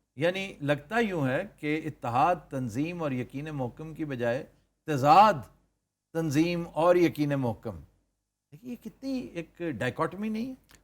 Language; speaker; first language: Urdu; non-native, local second language; Punjabi